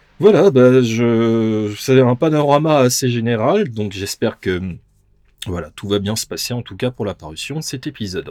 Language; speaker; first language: French; native; French